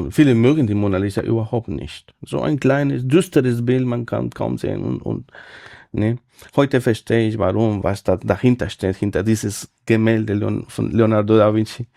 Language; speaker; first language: German; non-native, fluent; Spanish